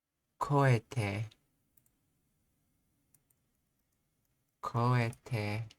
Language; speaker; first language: Japanese; non-native, learner; English